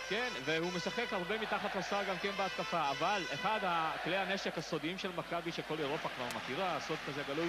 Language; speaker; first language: Hebrew; native; Hebrew